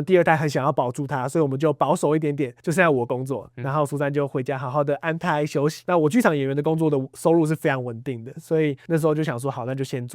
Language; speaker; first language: Chinese; native; Chinese